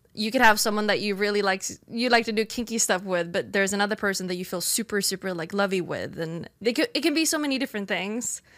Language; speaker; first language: English; non-native, fluent; Swedish